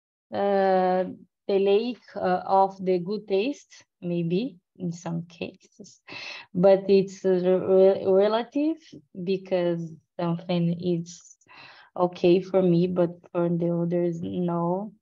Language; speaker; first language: English; non-native, learner; Portuguese